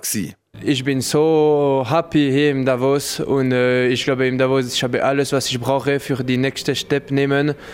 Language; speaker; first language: German; non-native, local second language; French